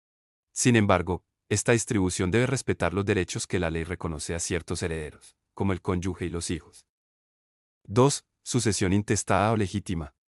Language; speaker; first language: Spanish; native; Spanish